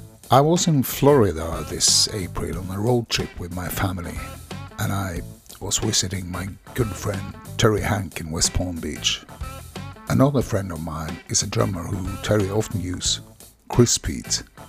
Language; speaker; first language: English; non-native, fluent; Norwegian